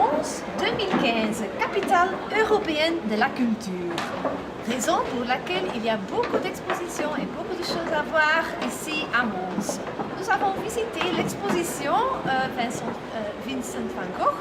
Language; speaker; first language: French; non-native, learner; Dutch